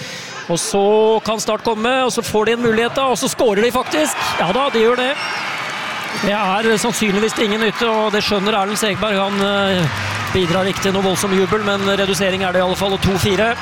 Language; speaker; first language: Norwegian; native; Norwegian